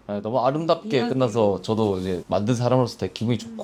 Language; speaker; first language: Korean; native; Korean